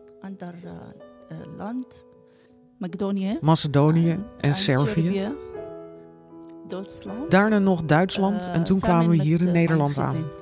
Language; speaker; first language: Dutch; non-native, learner; Arabic